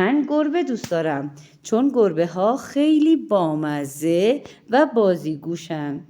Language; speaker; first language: Persian; non-native, fluent; Urdu